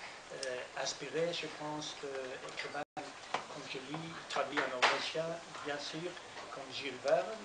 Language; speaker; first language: French; non-native, learner; Norwegian